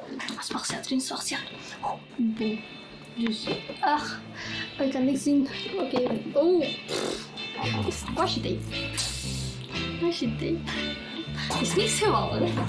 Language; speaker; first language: Dutch; early bilingual, other home language; Albanian